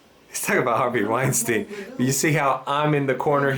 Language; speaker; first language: English; early bilingual, other home language; Spanish